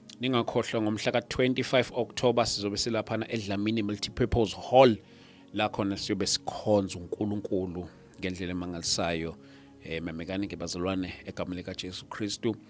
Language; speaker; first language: Zulu; native; Zulu